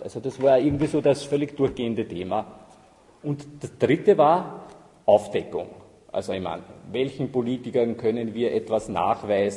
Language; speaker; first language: German; native; German